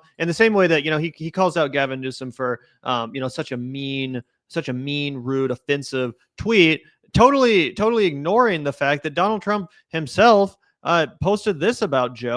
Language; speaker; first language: English; native; English